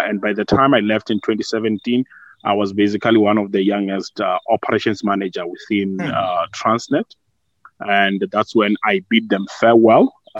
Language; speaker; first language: English; non-native, local second language; Venda